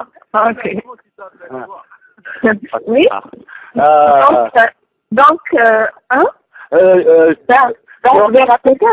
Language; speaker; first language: French; native; French